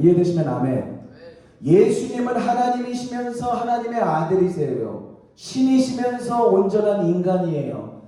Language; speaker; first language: Korean; native; Korean